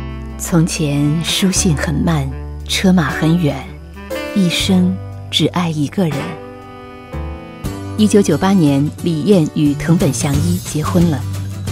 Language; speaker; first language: Chinese; native; Chinese